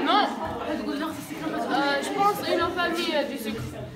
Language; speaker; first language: French; non-native, learner; Arabic